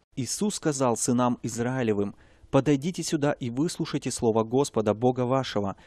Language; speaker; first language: Russian; native; Russian